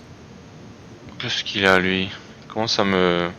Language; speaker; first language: French; native; French